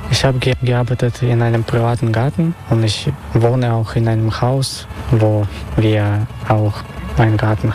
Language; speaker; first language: German; non-native, fluent; Russian